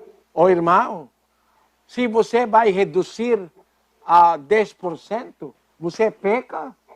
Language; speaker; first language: Portuguese; non-native, fluent; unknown